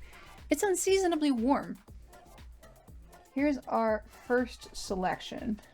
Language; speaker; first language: English; native; English